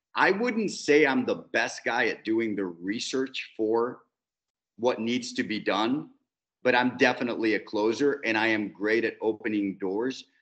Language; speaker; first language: English; non-native, fluent; Spanish